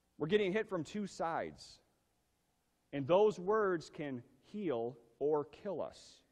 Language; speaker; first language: English; native; English